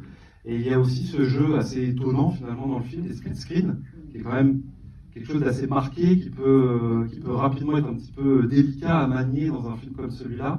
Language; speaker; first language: French; native; French